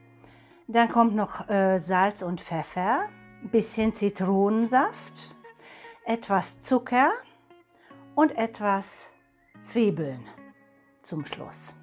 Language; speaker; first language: German; non-native, fluent; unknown